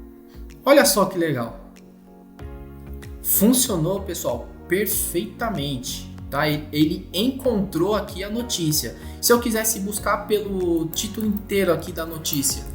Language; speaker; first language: Portuguese; native; Portuguese